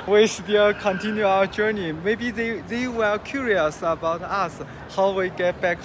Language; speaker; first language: English; non-native, learner; Chinese